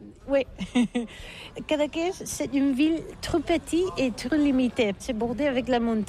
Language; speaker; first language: French; non-native, learner; Catalan